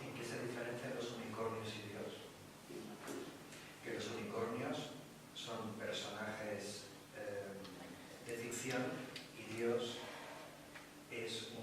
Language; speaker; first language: Spanish; native; Spanish